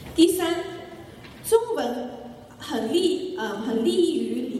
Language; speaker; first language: Chinese; non-native, fluent; English